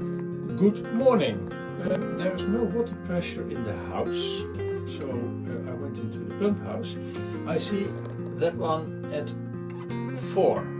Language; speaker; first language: English; non-native, fluent; Dutch